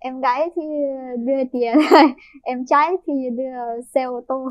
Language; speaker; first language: Vietnamese; non-native, fluent; Ukrainian